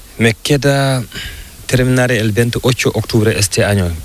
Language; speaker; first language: Spanish; non-native, learner; Fula